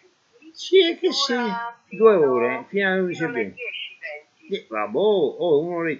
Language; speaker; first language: Italian; native; Italian